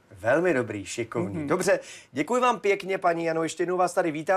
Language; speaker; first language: Czech; native; Czech